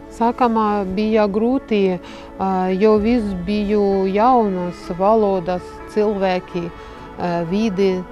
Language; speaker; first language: Latvian; non-native, learner; Ukrainian